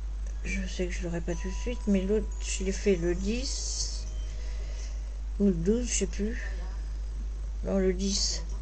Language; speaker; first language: French; native; French